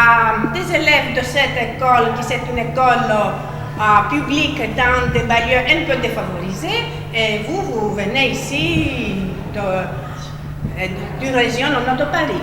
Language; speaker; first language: French; non-native, fluent; Greek